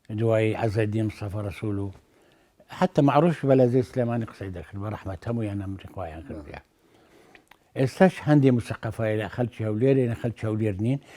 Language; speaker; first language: Central Kurdish; non-native, local second language; Azerbaijani